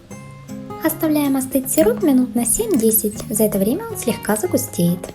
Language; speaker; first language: Russian; native; Russian